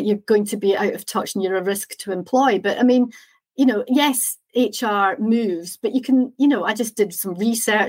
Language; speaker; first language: English; native; English